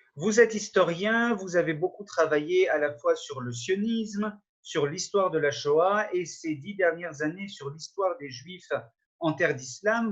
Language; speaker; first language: French; native; French